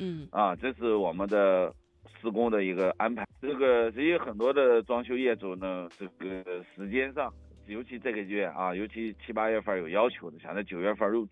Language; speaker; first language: Chinese; native; Chinese